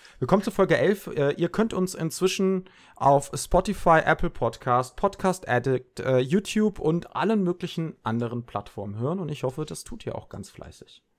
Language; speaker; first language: German; early bilingual, other home language; Serbian